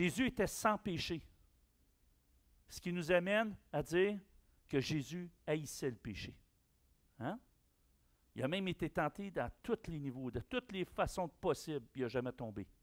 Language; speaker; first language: French; native; French